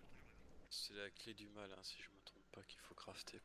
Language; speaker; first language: French; native; French